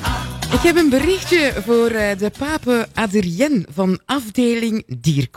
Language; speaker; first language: Dutch; native; Dutch